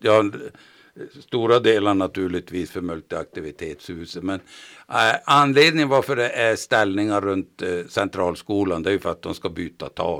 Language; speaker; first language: Swedish; native; Swedish